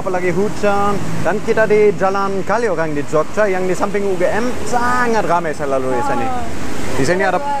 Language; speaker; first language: Indonesian; non-native, fluent; German